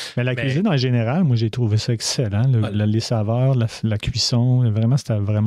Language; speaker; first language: French; native; French